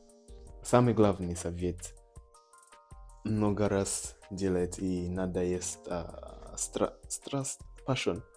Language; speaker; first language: Russian; non-native, learner; Nyanja